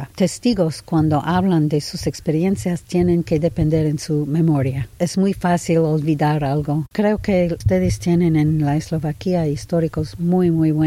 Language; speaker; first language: Spanish; non-native, fluent; English